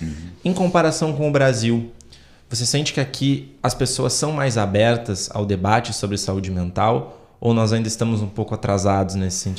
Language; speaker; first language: Portuguese; native; Portuguese